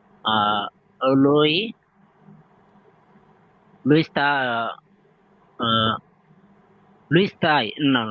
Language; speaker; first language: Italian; non-native, learner; Bangla